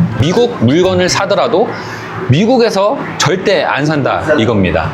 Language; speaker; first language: Korean; native; Korean